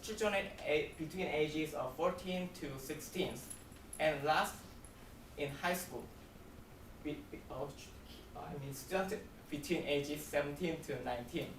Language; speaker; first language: English; non-native, learner; Korean